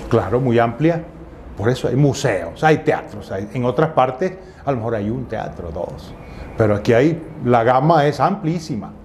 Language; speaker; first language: Spanish; native; Spanish